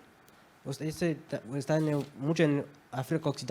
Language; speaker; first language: Spanish; non-native, fluent; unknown